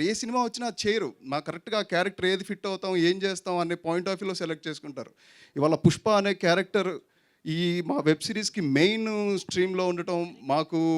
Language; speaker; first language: Telugu; native; Telugu